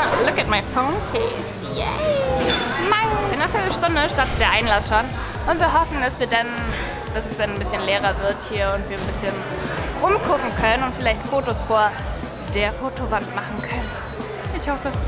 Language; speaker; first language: German; native; German